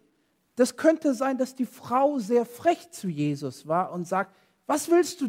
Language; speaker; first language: German; non-native, fluent; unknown